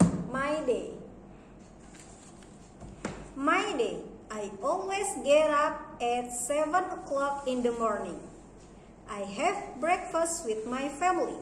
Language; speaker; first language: English; non-native, learner; Indonesian